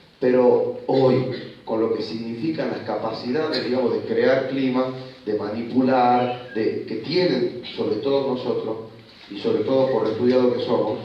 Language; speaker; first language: Spanish; native; Spanish